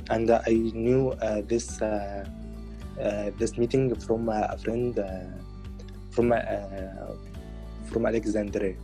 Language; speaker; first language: English; non-native, learner; Arabic